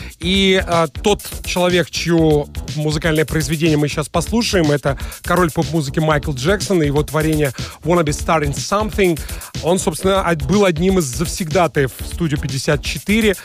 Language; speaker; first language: Russian; native; Russian